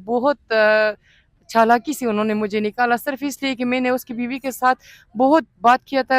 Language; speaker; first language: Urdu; non-native, fluent; Persian